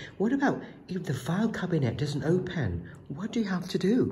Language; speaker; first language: English; non-native, fluent; Thai